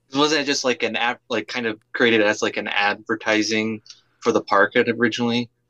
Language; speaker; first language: English; native; English